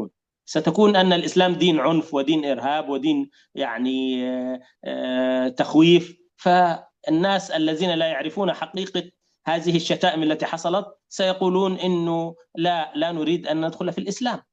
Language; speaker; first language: Arabic; native; Arabic